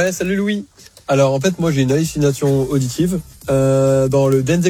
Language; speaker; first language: French; native; French